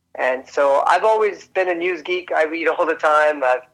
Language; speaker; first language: English; early bilingual, other home language; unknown